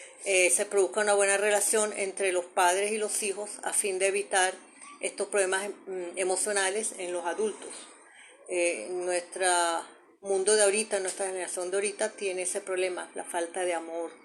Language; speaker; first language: Spanish; native; Spanish